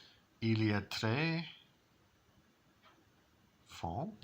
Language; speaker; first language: French; non-native, learner; English